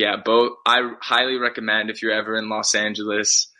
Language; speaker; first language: English; native; English